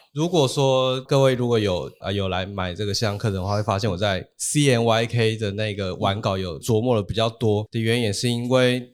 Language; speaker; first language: Chinese; non-native, local second language; Min Nan Chinese